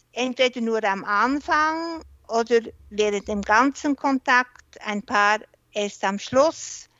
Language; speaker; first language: German; non-native, local second language; French